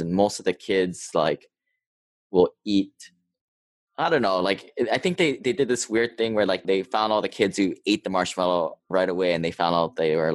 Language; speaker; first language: English; native; English